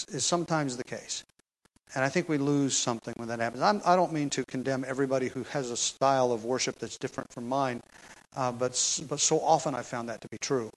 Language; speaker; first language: English; native; English